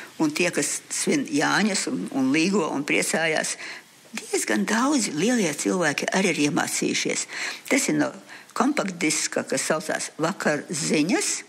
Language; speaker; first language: Latvian; early bilingual, heritage; Latvian